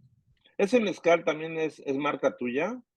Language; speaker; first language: Spanish; native; Spanish